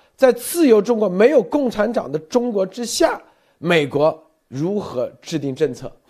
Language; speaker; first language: Chinese; non-native, fluent; English